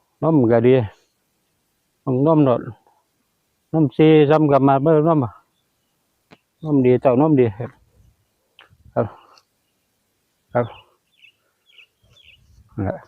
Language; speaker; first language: Thai; non-native, local second language; Lao